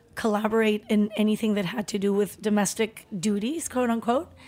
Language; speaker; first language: English; early bilingual, other home language; Spanish